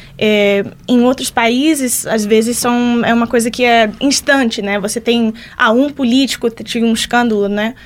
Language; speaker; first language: Portuguese; early bilingual, heritage; Portuguese